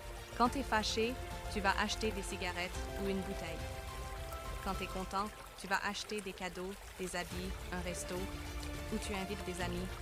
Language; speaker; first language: French; native; French